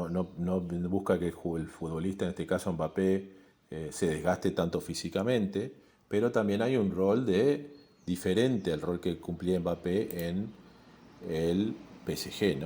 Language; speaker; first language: Spanish; native; Spanish